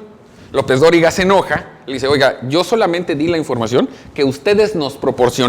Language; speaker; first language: Spanish; native; Spanish